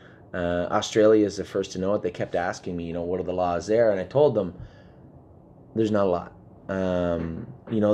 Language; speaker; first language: English; native; English